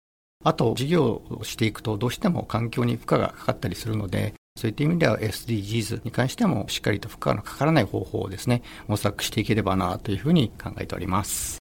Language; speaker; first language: Japanese; native; Japanese